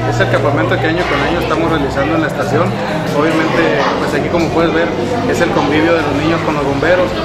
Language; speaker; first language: Spanish; native; Spanish